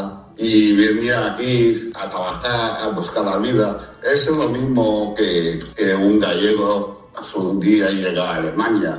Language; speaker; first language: Spanish; non-native, fluent; Chinese